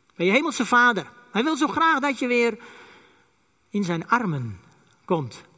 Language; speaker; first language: Dutch; non-native, local second language; Western Frisian